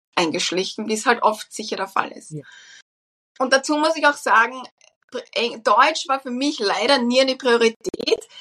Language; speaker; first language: German; native; German